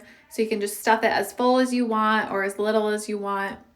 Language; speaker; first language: English; native; English